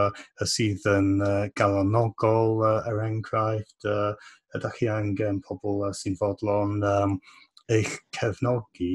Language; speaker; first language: Welsh; non-native, fluent; English